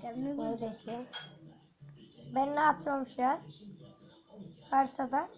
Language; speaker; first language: Turkish; native; Turkish